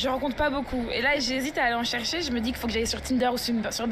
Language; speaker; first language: French; native; French